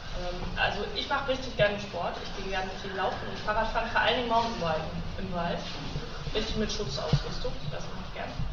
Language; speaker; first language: German; native; German